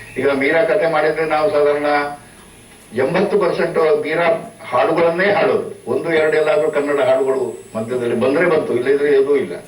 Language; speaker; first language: Kannada; non-native, local second language; Marathi